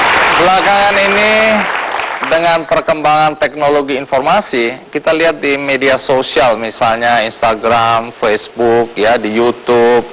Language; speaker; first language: Indonesian; native; Indonesian